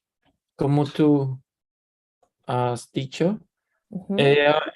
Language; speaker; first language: Spanish; non-native, learner; Russian